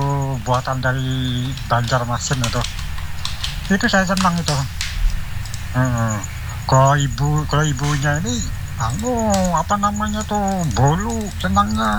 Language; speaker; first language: Indonesian; native; Indonesian